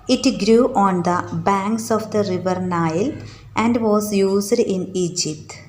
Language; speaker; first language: English; non-native, local second language; Malayalam